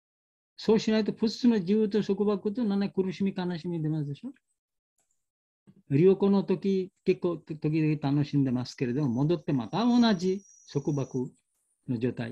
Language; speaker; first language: Japanese; non-native, learner; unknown